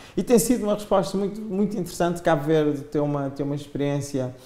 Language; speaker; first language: Portuguese; non-native, local second language; Kabuverdianu